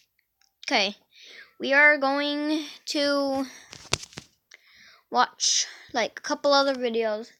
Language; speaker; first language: English; native; English